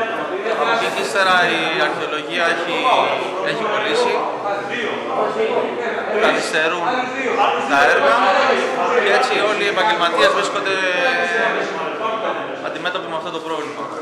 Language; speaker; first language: Greek; native; Greek